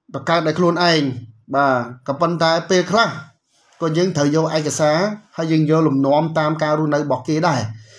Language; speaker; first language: Khmer; native; Khmer